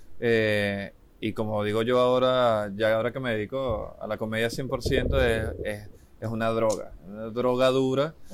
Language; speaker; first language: Spanish; native; Spanish